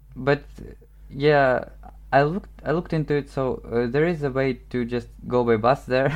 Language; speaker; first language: English; non-native, fluent; Ukrainian